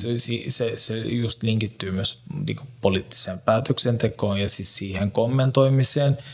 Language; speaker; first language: Finnish; non-native, fluent; Turkish